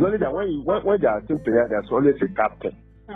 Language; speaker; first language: English; non-native, local second language; Yoruba